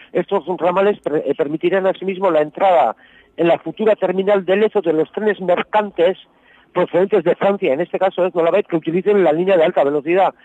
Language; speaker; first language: Spanish; non-native, local second language; Basque